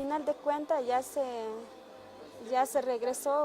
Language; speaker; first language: Spanish; non-native, local second language; Tzotzil